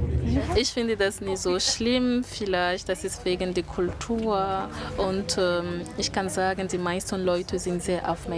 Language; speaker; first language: German; non-native, learner; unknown